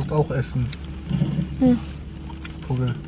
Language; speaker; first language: German; native; German